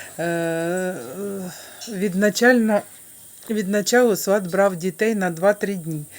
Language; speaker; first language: Ukrainian; native; Ukrainian